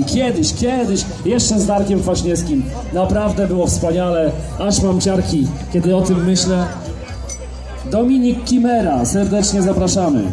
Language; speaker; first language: Polish; native; Polish